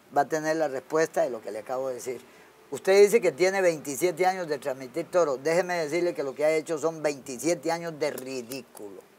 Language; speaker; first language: Spanish; native; Spanish